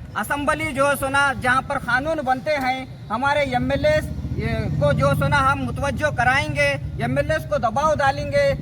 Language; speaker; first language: Hindi; non-native, local second language; Urdu